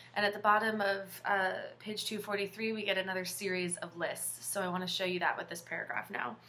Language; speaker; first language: English; native; English